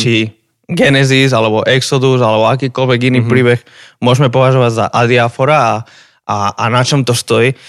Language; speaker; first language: Slovak; native; Slovak